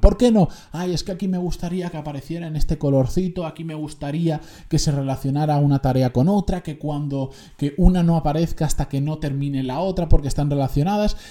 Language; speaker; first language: Spanish; native; Spanish